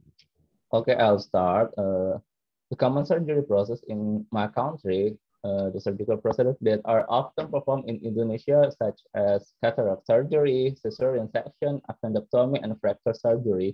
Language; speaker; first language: English; non-native, learner; Indonesian